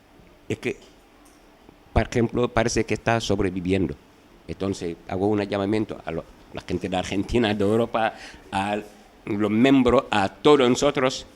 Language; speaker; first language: Spanish; non-native, fluent; Wolof